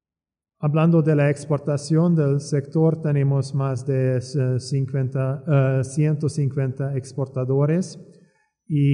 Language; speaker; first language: Spanish; non-native, fluent; Hungarian